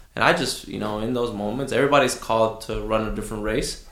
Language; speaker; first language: English; early bilingual, other home language; Spanish